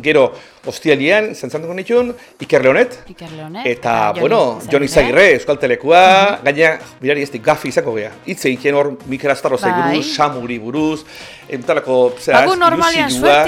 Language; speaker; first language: Basque; native; Basque